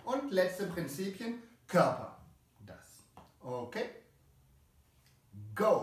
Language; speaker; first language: German; non-native, fluent; French